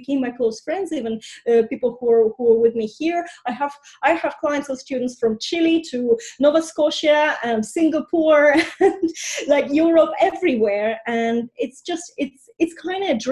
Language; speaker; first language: English; non-native, fluent; Russian